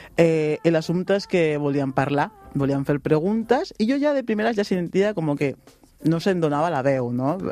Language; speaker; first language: Catalan; non-native, local second language; Spanish